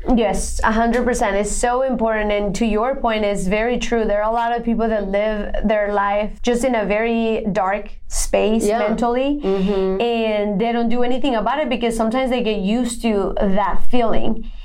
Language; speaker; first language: English; non-native, fluent; Spanish